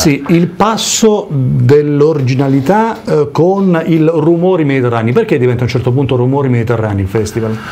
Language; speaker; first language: Italian; native; Italian